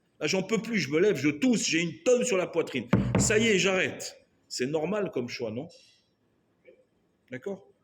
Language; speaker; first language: French; native; French